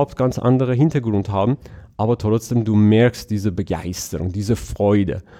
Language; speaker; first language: German; non-native, fluent; Persian